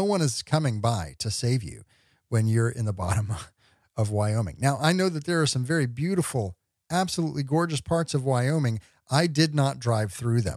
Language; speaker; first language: English; native; English